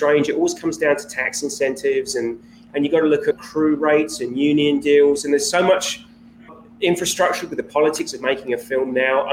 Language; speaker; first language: English; native; English